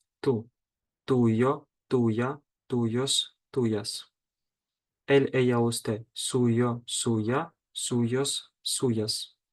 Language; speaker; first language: Spanish; non-native, fluent; Ukrainian